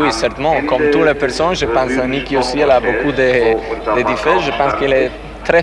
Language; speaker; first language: French; non-native, fluent; Italian